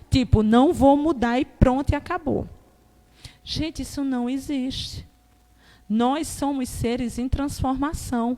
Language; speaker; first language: Portuguese; native; Portuguese